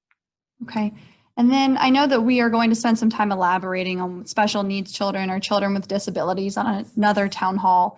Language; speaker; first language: English; native; English